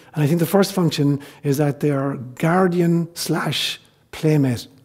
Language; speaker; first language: English; native; English